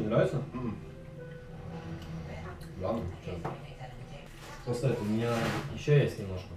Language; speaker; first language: Russian; early bilingual, heritage; Russian